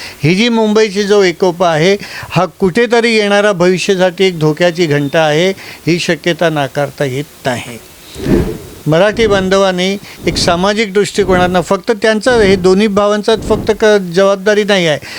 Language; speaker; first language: Marathi; non-native, local second language; Gujarati